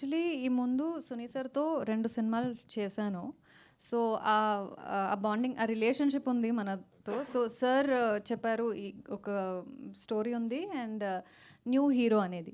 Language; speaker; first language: Telugu; non-native, local second language; Kannada